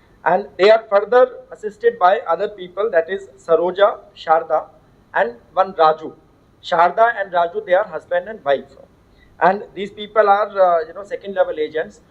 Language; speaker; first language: English; non-native, local second language; Hindi